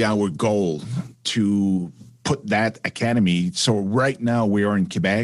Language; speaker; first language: English; non-native, fluent; French